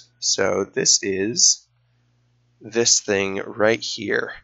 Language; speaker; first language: English; native; English